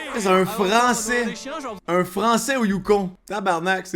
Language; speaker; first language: French; native; French